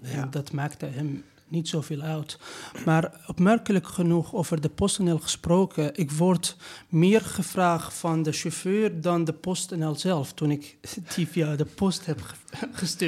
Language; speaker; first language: Dutch; non-native, learner; Persian